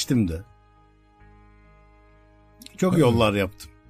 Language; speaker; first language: Turkish; native; Turkish